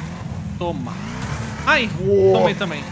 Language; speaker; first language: Portuguese; native; Portuguese